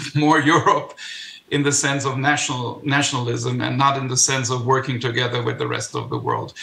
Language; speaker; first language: English; non-native, fluent; German